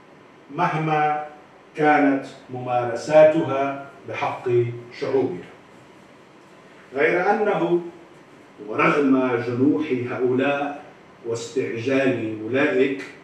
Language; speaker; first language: Arabic; native; Arabic